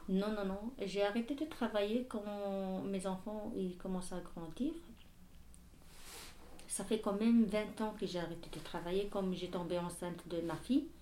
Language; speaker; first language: French; non-native, learner; Arabic